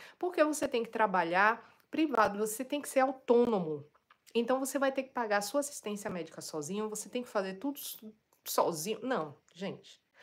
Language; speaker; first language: Portuguese; native; Portuguese